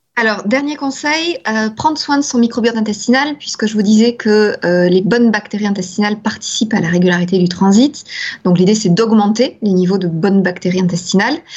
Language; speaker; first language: French; native; French